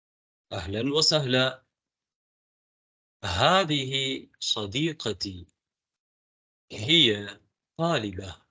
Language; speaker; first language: Arabic; non-native, fluent; Tamil